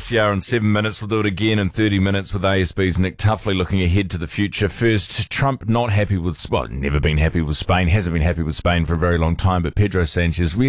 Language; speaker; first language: English; native; English